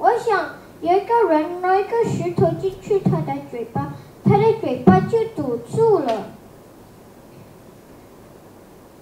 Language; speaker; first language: Chinese; non-native, learner; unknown